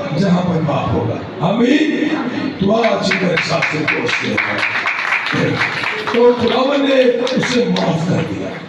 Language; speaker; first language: Urdu; non-native, local second language; Punjabi